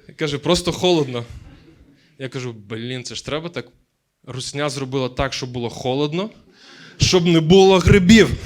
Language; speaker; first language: Ukrainian; native; Ukrainian